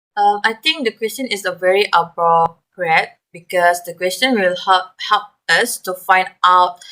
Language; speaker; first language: English; non-native, learner; Malay